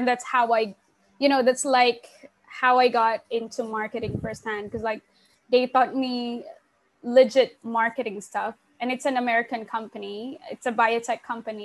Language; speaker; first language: English; non-native, local second language; Pampanga